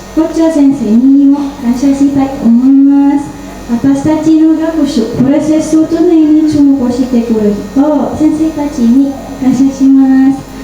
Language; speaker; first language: Japanese; non-native, learner; Indonesian